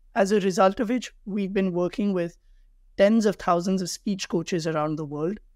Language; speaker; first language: English; non-native, local second language; Hindi